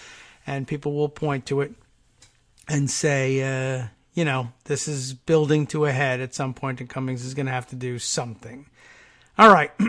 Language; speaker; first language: English; native; English